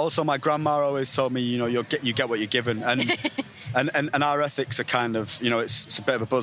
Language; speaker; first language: English; native; English